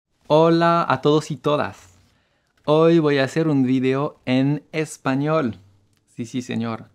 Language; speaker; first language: Spanish; non-native, fluent; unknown